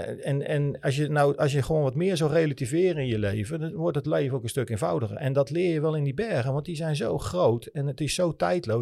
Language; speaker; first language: Dutch; native; Dutch